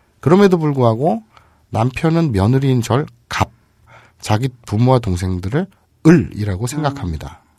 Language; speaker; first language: Korean; native; Korean